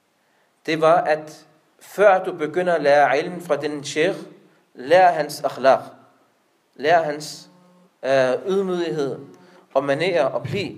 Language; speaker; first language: Danish; non-native, local second language; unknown